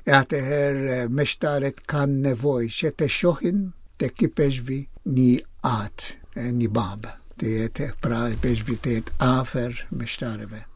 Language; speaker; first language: Albanian; non-native, fluent; Maltese